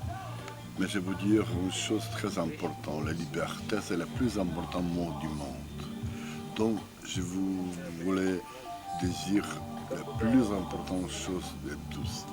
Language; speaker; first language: French; non-native, learner; Ukrainian